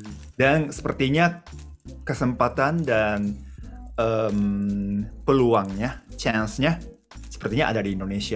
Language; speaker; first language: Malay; non-native, fluent; Japanese